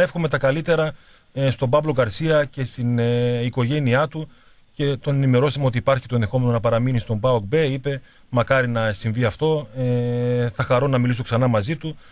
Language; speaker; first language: Greek; native; Greek